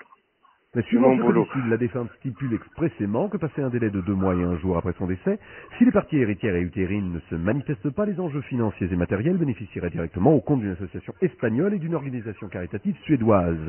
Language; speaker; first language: French; native; French